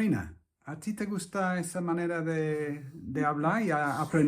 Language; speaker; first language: Spanish; non-native, fluent; English